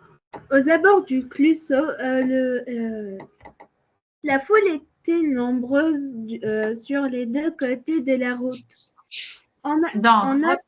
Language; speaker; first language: French; non-native, learner; Arabic